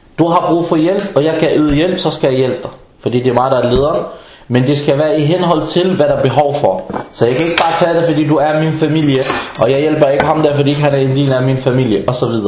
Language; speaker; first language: Danish; non-native, fluent; Arabic